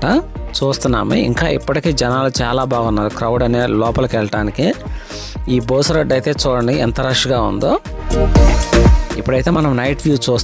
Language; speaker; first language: Telugu; native; Telugu